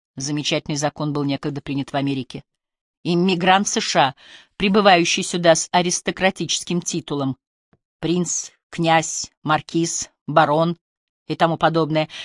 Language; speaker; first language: Russian; native; Russian